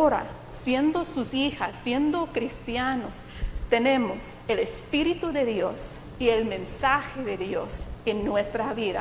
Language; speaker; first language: Spanish; non-native, fluent; English